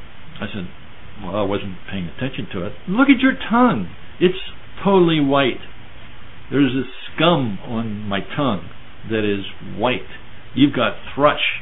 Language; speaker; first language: English; native; English